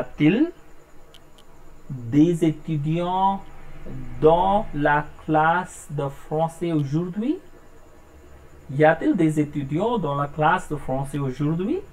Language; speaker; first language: French; non-native, learner; Hindi